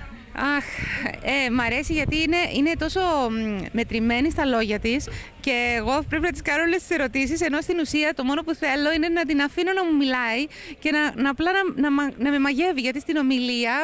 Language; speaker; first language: Greek; native; Greek